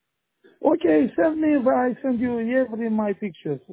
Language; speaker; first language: English; non-native, learner; Romanian